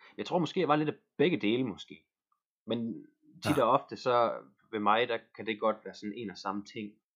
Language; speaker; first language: Danish; native; Danish